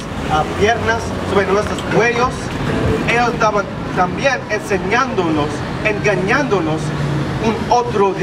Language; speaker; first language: Spanish; non-native, fluent; English